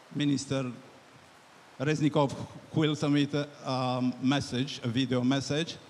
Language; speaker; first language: English; non-native, fluent; Romanian